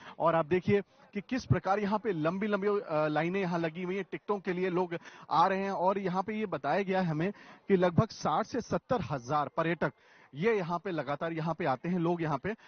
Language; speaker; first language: Hindi; native; Hindi